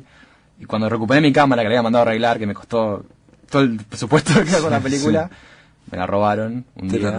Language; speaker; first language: Spanish; native; Spanish